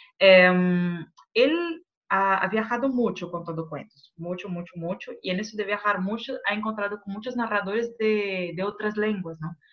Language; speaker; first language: Spanish; non-native, fluent; Portuguese